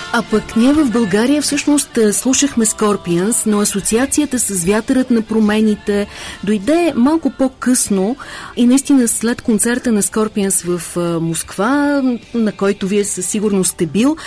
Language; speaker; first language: Bulgarian; native; Bulgarian